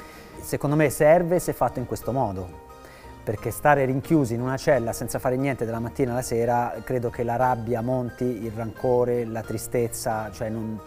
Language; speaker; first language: Italian; native; Italian